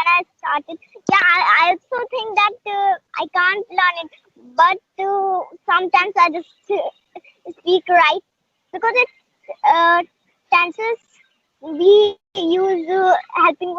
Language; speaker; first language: English; non-native, learner; Hindi